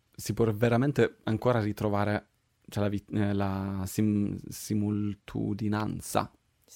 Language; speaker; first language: Italian; non-native, fluent; Swedish